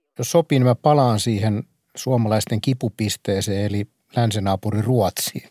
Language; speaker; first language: Finnish; native; Finnish